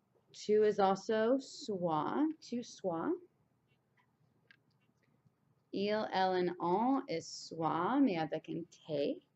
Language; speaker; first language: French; non-native, fluent; English